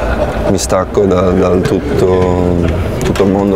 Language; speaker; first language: Italian; non-native, fluent; English